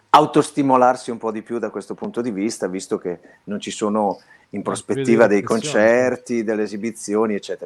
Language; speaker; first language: Italian; native; Italian